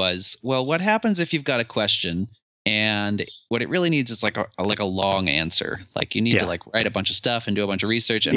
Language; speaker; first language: English; native; English